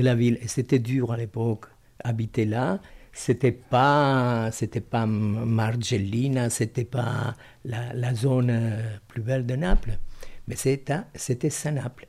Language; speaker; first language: French; non-native, fluent; Italian